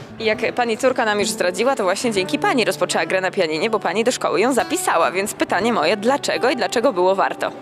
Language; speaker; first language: Polish; native; Polish